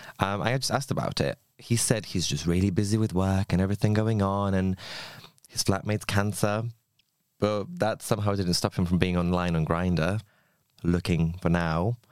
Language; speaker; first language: English; non-native, fluent; Polish